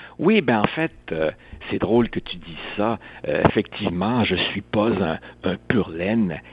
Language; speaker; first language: French; early bilingual, other home language; Spanish